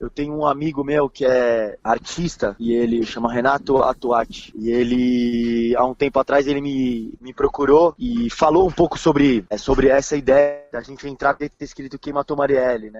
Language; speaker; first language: Portuguese; native; Portuguese